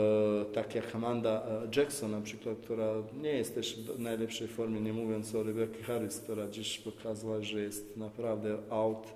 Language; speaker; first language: Polish; non-native, fluent; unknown